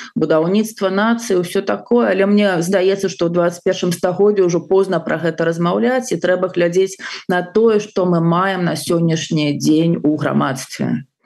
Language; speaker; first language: Belarusian; non-native, local second language; Russian